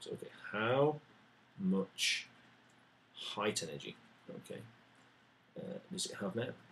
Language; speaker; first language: English; native; English